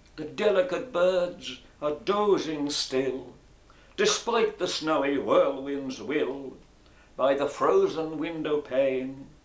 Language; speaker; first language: English; native; English